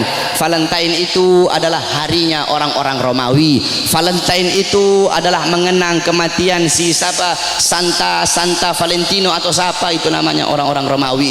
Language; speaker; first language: Indonesian; native; Indonesian